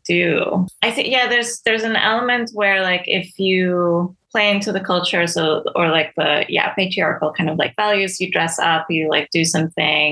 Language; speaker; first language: English; non-native, fluent; Spanish